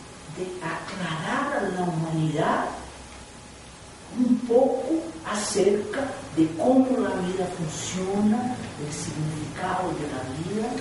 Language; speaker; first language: Spanish; non-native, fluent; Portuguese